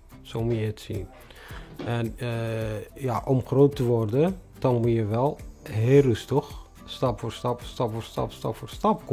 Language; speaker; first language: Dutch; non-native, fluent; Tigrinya